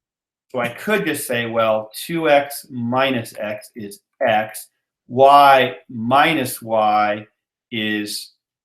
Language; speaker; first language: English; native; English